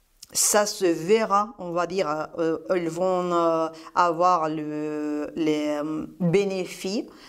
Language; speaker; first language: French; non-native, fluent; Spanish